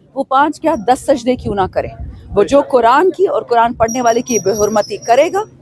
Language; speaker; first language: Urdu; non-native, local second language; Pashto